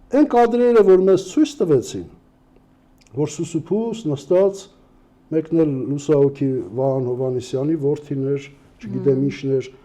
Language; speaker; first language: Armenian; native; Armenian